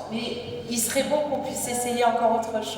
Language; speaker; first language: French; native; French